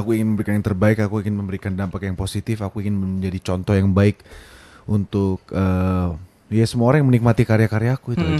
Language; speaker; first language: Indonesian; native; Indonesian